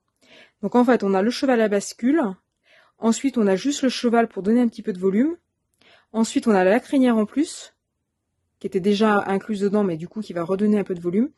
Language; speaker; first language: French; native; French